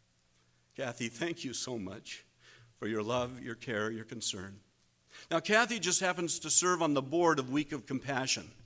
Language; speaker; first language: English; native; English